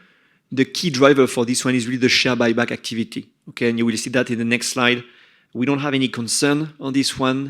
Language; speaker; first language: English; non-native, fluent; French